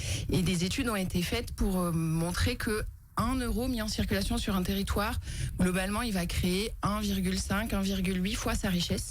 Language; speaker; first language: French; native; French